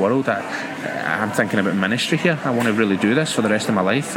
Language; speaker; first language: English; native; English